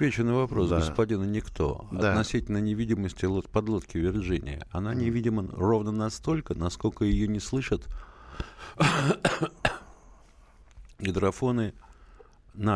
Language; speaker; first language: Russian; native; Russian